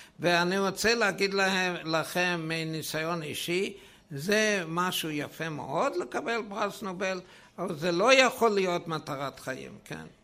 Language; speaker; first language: Hebrew; non-native, fluent; German